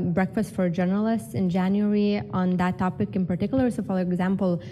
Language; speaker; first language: English; non-native, fluent; Lithuanian